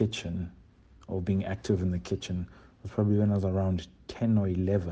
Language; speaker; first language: English; non-native, local second language; Xhosa